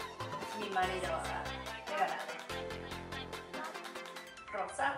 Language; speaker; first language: Spanish; non-native, learner; Japanese